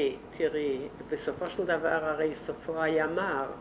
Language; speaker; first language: Hebrew; non-native, fluent; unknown